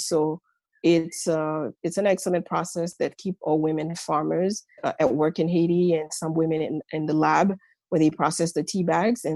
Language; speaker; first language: English; non-native, fluent; Haitian Creole